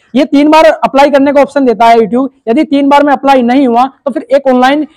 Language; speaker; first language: Hindi; native; Hindi